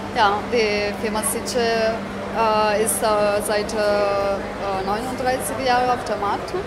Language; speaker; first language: German; non-native, fluent; Italian